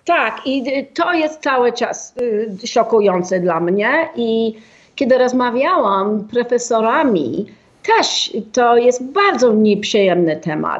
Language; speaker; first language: Polish; non-native, fluent; English